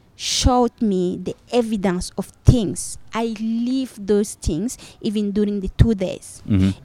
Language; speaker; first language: English; non-native, fluent; Fula